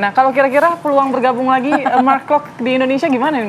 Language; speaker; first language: Indonesian; native; Indonesian